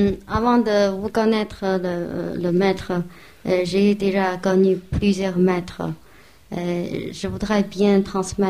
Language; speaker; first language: French; non-native, fluent; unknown